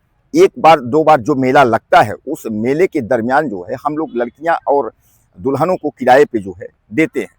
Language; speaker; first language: Hindi; native; Hindi